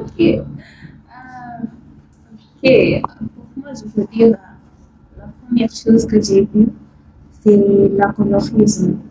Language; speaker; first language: French; non-native, learner; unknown